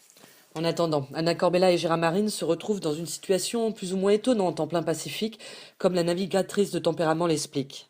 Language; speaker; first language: French; native; French